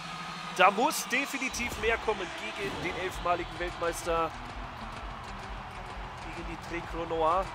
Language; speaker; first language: German; native; German